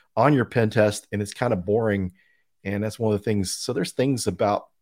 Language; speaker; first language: English; native; English